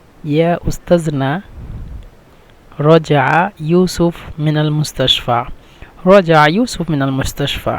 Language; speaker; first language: Arabic; non-native, fluent; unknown